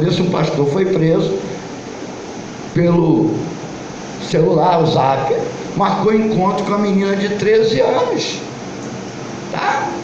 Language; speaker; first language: Portuguese; native; Portuguese